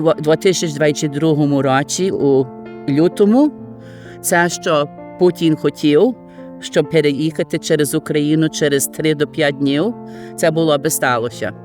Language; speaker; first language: Ukrainian; early bilingual, heritage; Ukrainian